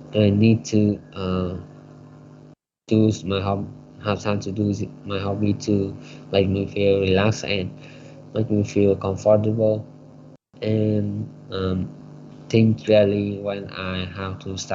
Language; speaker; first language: English; non-native, learner; Vietnamese